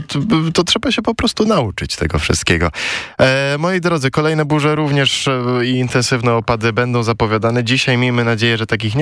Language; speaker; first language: Polish; native; Polish